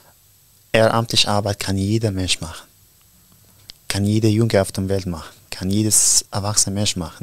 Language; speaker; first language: German; non-native, learner; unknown